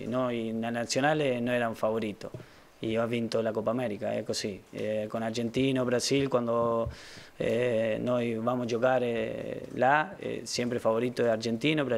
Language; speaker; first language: Italian; non-native, learner; Spanish